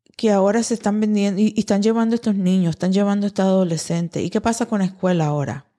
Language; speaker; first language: Spanish; early bilingual, heritage; Spanish